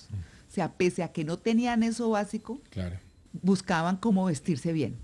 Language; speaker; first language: Spanish; native; Spanish